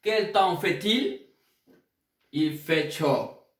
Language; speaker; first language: French; non-native, learner; Spanish